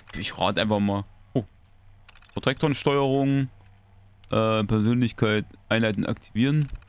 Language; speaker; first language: German; native; German